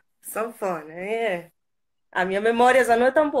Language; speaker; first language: Portuguese; non-native, fluent; Spanish